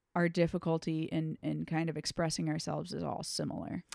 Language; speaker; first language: English; native; English